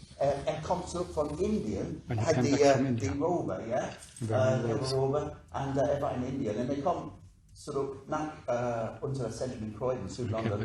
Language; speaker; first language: German; non-native, learner; English